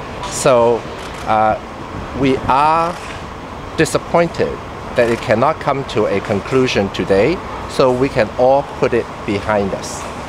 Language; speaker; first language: English; non-native, local second language; Cantonese